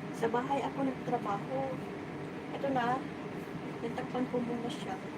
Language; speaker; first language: Filipino; non-native, local second language; Iloko